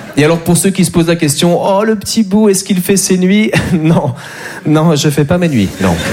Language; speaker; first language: French; native; French